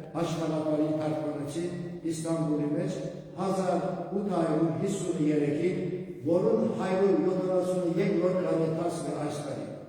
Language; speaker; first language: Armenian; native; Armenian